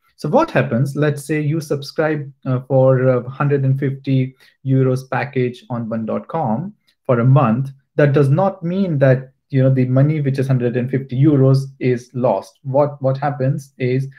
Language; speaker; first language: English; non-native, local second language; Hindi